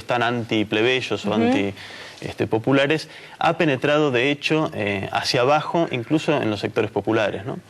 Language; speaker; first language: Spanish; native; Spanish